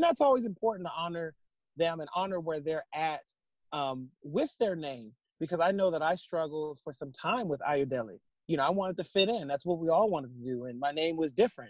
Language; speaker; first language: English; native; English